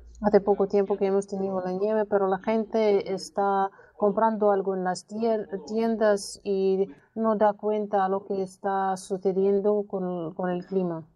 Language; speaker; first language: Spanish; non-native, learner; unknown